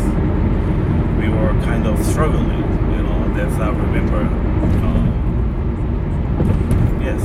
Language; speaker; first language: English; non-native, fluent; Korean